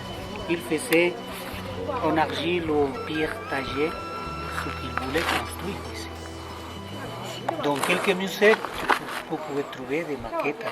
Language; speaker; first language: French; non-native, fluent; Spanish